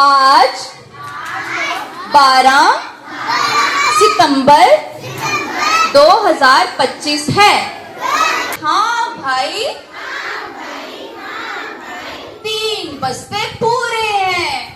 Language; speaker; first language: Hindi; native; Hindi